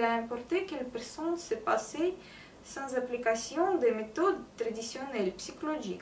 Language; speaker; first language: French; non-native, learner; Russian